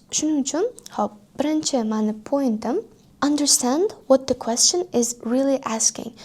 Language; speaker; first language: English; non-native, fluent; Uzbek